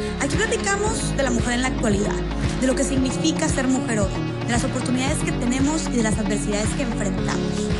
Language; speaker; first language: Spanish; native; Spanish